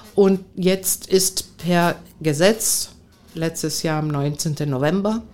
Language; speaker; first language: German; non-native, fluent; Greek